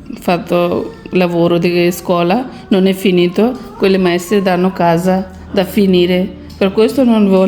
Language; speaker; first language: Italian; non-native, learner; Bangla